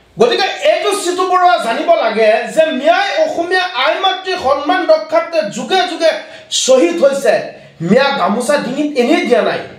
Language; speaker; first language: Assamese; non-native, local second language; Bangla